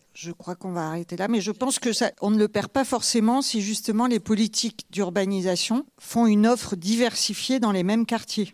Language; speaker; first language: French; native; French